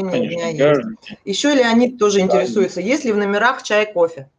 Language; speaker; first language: Russian; native; Russian